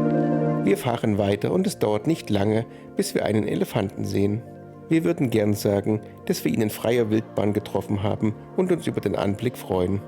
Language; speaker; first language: German; native; German